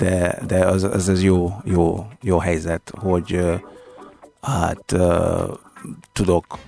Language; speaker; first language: Hungarian; non-native, fluent; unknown